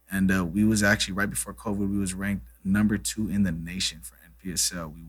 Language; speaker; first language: English; early bilingual, other home language; Portuguese